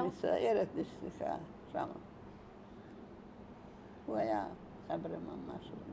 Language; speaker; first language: Hebrew; non-native, fluent; Hungarian